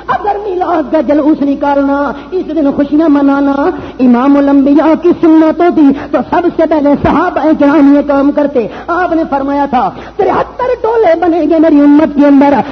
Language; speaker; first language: Urdu; non-native, local second language; Punjabi